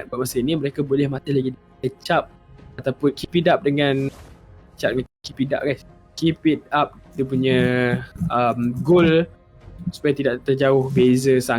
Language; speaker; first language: Malay; native; Malay